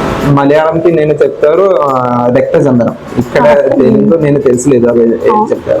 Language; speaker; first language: Telugu; non-native, learner; Malayalam